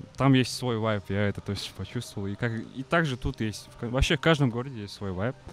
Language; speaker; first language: Russian; non-native, local second language; Uzbek